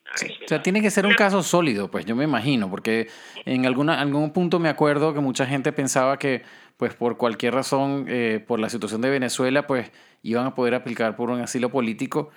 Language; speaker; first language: Spanish; native; Spanish